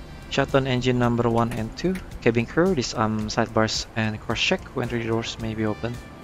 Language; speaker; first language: English; non-native, fluent; Indonesian